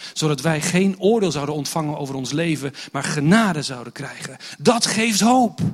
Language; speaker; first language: Dutch; non-native, fluent; English